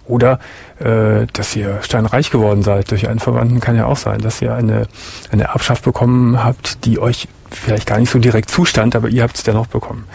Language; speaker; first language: German; native; German